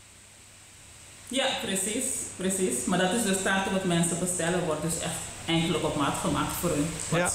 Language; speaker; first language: Dutch; non-native, local second language; Papiamento